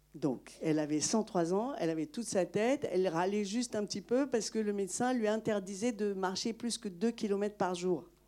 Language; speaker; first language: French; non-native, local second language; Malagasy